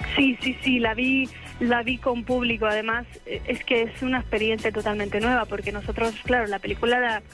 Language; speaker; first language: Spanish; native; Spanish